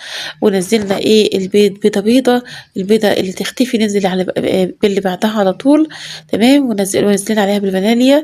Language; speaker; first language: Arabic; native; Arabic